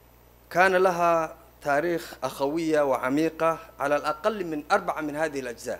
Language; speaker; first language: Arabic; non-native, local second language; Somali